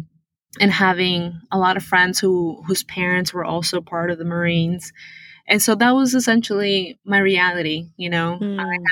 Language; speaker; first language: English; early bilingual, other home language; Spanish